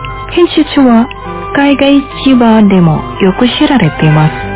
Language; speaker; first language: Japanese; non-native, fluent; Indonesian